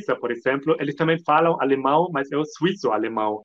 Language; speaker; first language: Portuguese; non-native, fluent; German